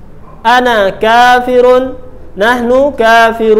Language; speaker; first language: Arabic; non-native, fluent; Indonesian